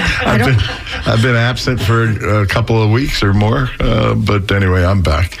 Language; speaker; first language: English; native; English